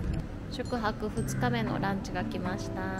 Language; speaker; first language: Japanese; native; Japanese